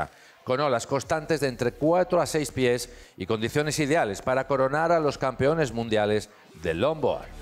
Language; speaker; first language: Spanish; native; Spanish